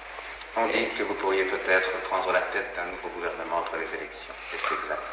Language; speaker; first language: French; native; French